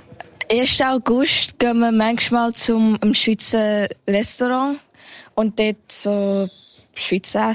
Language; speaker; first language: German; early bilingual, heritage; Thai